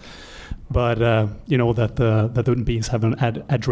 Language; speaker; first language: English; non-native, fluent; Swedish